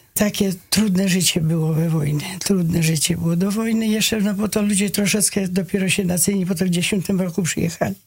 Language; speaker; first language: Polish; early bilingual, heritage; Polish